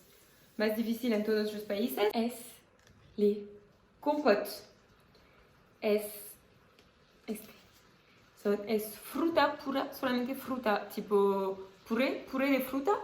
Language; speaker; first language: Spanish; non-native, fluent; French